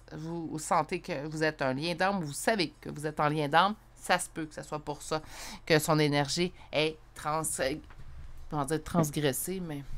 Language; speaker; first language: French; native; French